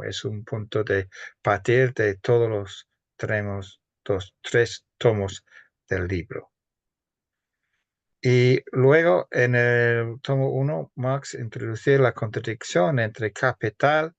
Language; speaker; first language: Spanish; non-native, fluent; English